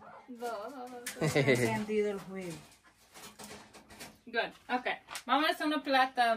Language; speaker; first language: Spanish; non-native, learner; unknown